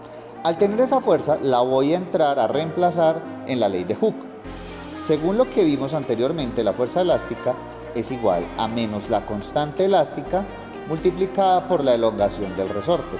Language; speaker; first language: Spanish; native; Spanish